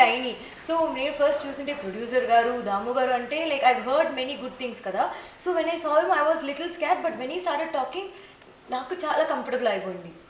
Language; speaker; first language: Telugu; non-native, learner; Tamil